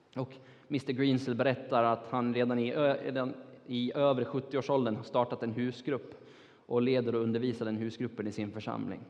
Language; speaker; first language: Swedish; non-native, fluent; Turkish